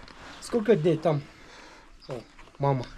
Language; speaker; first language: Russian; non-native, local second language; Kyrgyz